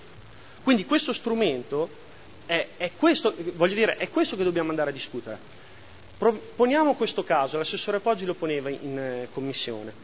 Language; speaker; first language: Italian; native; Italian